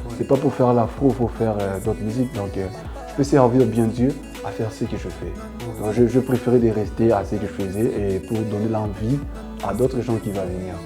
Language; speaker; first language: French; non-native, local second language; Lingala